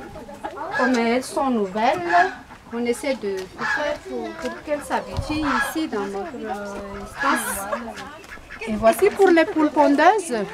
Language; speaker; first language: French; non-native, local second language; Malagasy